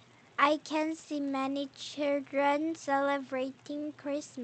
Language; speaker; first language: English; non-native, learner; Korean